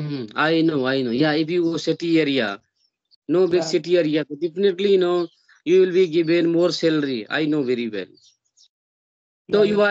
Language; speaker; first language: English; non-native, learner; Hindi